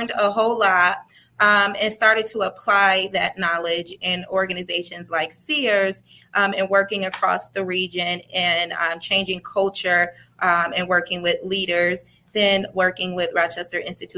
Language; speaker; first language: English; native; English